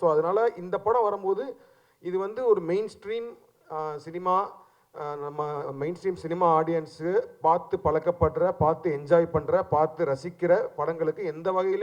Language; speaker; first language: Tamil; native; Tamil